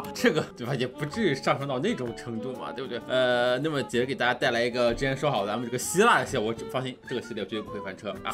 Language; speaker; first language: Chinese; native; Chinese